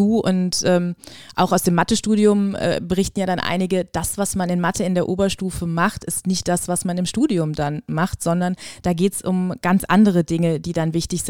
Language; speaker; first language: German; native; German